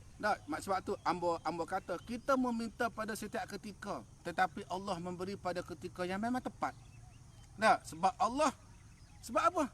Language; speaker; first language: Malay; native; Malay